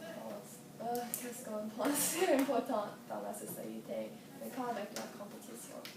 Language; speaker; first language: French; non-native, learner; English